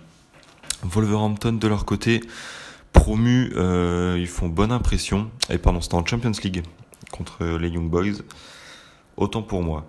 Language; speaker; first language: French; native; French